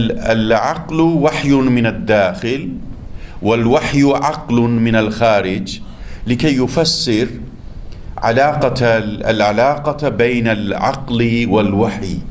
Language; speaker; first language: Arabic; non-native, fluent; Turkish